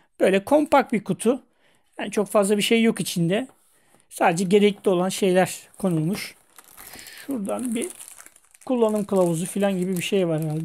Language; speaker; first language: Turkish; native; Turkish